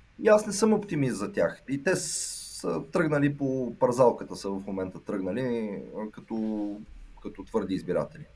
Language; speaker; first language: Bulgarian; native; Bulgarian